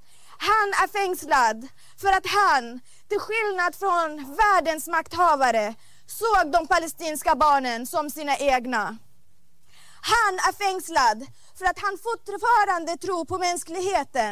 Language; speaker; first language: Swedish; non-native, fluent; Arabic